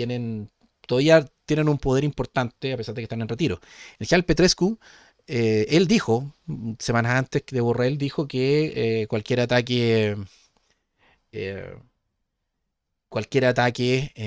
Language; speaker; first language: Spanish; native; Spanish